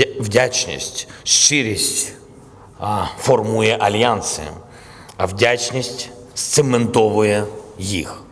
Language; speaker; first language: Ukrainian; non-native, local second language; Russian